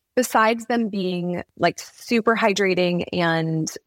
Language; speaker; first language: English; native; English